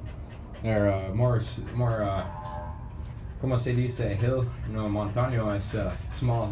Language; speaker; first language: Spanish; non-native, learner; English